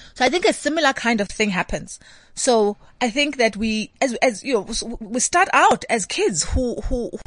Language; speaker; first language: English; non-native, local second language; Xhosa